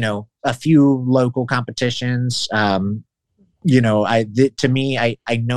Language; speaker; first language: English; native; English